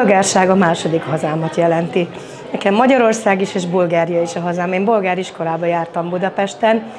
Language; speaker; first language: Hungarian; early bilingual, heritage; Bulgarian